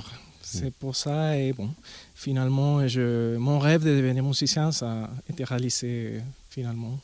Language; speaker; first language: French; non-native, fluent; Spanish